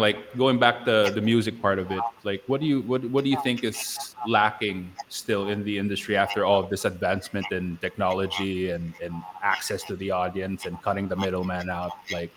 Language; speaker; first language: English; non-native, local second language; Pampanga